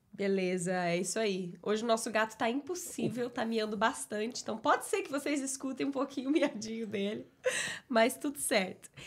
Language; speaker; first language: Portuguese; native; Portuguese